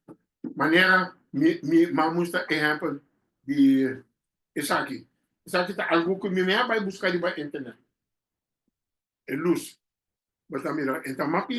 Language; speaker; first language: Portuguese; non-native, learner; Papiamento